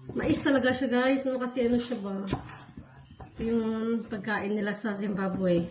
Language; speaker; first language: Filipino; non-native, local second language; Hiligaynon